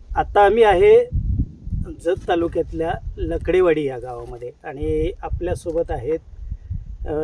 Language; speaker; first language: Marathi; native; Marathi